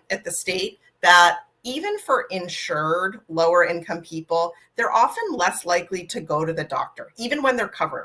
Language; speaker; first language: English; native; English